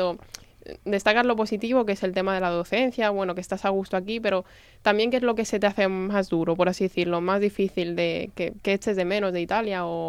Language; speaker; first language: Spanish; native; Spanish